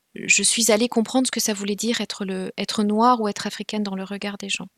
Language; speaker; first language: French; non-native, local second language; Kinyarwanda